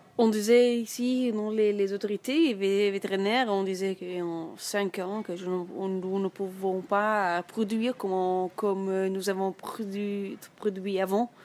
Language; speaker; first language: French; non-native, learner; German